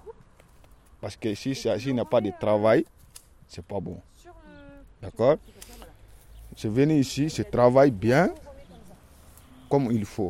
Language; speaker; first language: French; non-native, learner; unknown